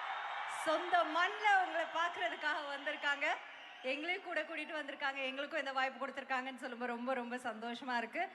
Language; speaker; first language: Tamil; native; Tamil